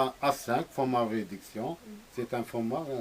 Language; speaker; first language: French; non-native, local second language; Arabic